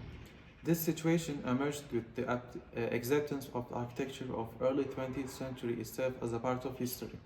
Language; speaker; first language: English; non-native, learner; Turkish